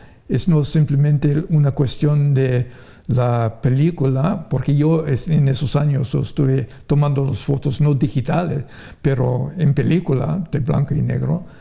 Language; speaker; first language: Spanish; non-native, fluent; English